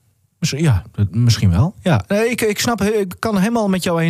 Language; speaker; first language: Dutch; native; Dutch